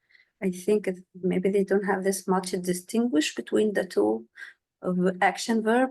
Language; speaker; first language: English; non-native, fluent; Arabic